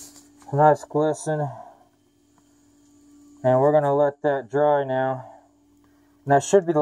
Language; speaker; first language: English; native; English